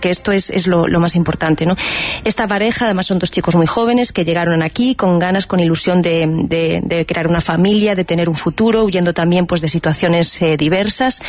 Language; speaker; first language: Spanish; native; Spanish